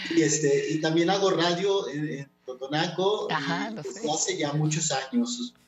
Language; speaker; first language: Spanish; non-native, local second language; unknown